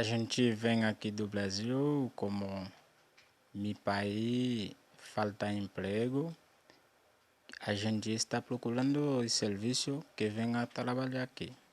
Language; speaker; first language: Portuguese; non-native, learner; Haitian Creole